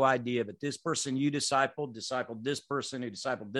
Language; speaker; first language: English; native; English